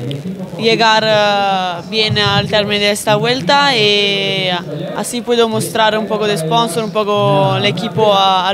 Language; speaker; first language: Spanish; non-native, fluent; Italian